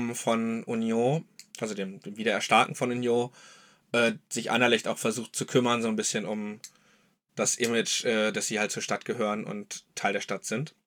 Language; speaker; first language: German; native; German